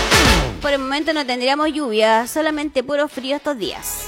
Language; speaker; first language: Spanish; native; Spanish